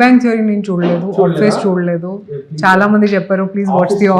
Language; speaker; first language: Telugu; non-native, fluent; Hindi